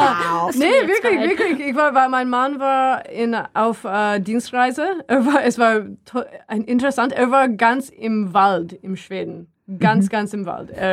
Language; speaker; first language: German; non-native, learner; English